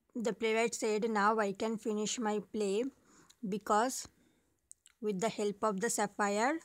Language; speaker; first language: English; non-native, local second language; Bangla